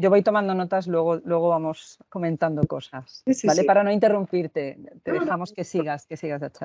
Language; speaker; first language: Spanish; native; Spanish